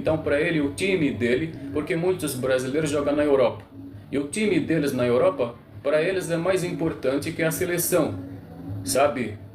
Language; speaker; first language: Portuguese; non-native, local second language; Arabic